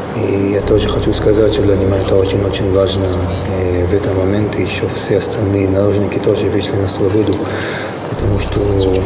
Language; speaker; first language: Russian; early bilingual, heritage; Russian